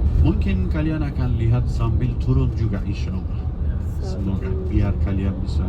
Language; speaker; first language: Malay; non-native, fluent; Turkish